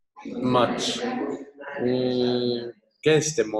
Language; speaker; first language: Spanish; non-native, learner; English